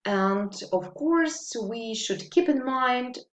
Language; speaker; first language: English; non-native, fluent; Ukrainian